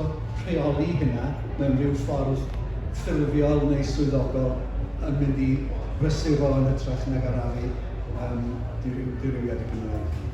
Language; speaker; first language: Welsh; native; Welsh